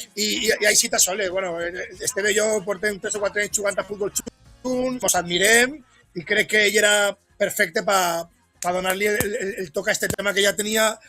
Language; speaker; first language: Catalan; non-native, local second language; Spanish